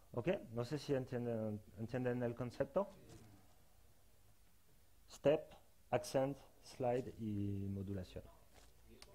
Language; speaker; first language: Spanish; non-native, fluent; French